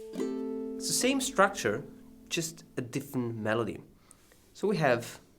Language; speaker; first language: English; non-native, fluent; Italian